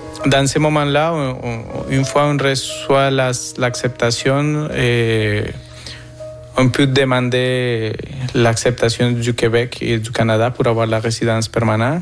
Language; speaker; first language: French; non-native, fluent; Spanish